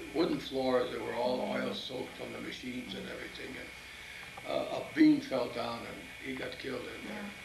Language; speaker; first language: English; early bilingual, other home language; Italian